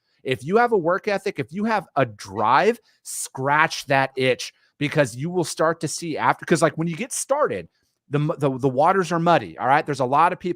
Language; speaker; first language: English; native; English